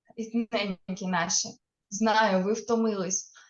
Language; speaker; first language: Ukrainian; non-native, local second language; Russian